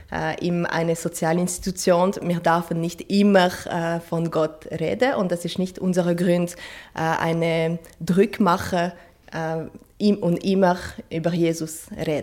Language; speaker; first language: German; non-native, fluent; French